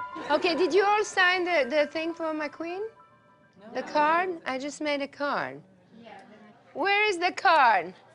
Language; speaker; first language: English; non-native, fluent; French